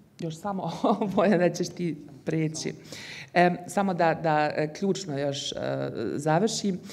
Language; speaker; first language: Bosnian; early bilingual, heritage; Bosnian